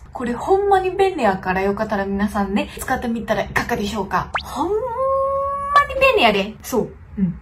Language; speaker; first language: Japanese; non-native, fluent; Chinese